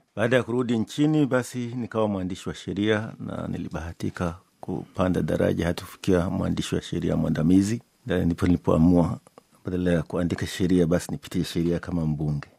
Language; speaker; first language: Swahili; non-native, local second language; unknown